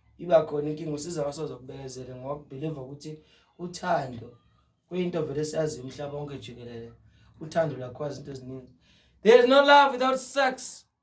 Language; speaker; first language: Zulu; non-native, local second language; Xhosa